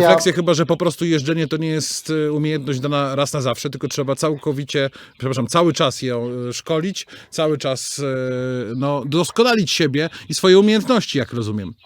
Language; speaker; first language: Polish; native; Polish